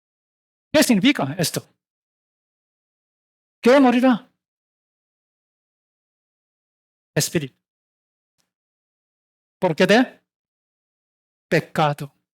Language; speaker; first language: Spanish; non-native, learner; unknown